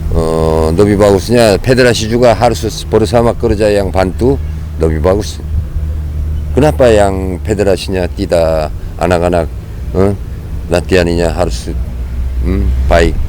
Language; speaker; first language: Indonesian; non-native, learner; Korean